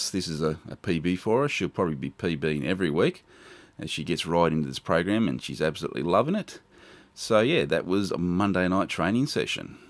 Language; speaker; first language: English; native; English